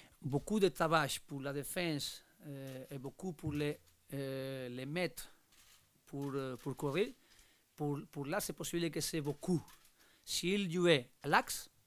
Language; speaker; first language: French; non-native, learner; Spanish